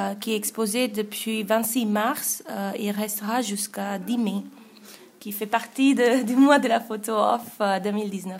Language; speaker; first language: French; non-native, fluent; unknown